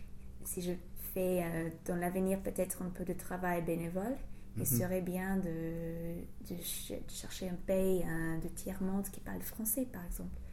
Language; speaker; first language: French; non-native, fluent; English